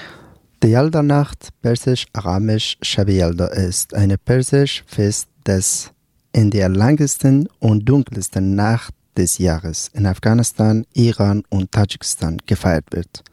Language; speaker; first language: German; non-native, learner; Persian